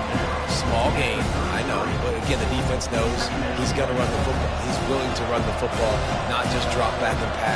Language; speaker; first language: English; native; English